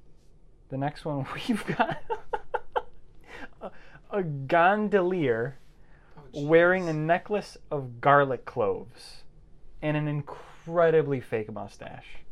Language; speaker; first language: English; native; English